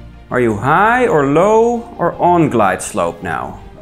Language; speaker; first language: English; non-native, fluent; Dutch